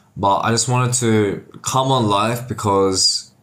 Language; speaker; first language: English; native; English